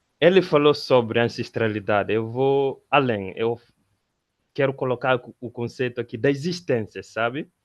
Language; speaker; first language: Portuguese; non-native, local second language; Upper Guinea Crioulo